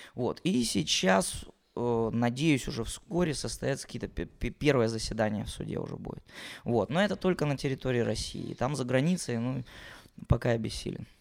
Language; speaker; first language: Russian; native; Russian